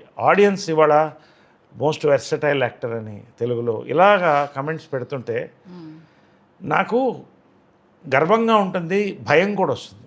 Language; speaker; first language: Telugu; native; Telugu